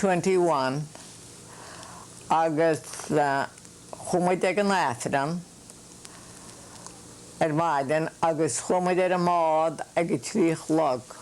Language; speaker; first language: Irish; native; Irish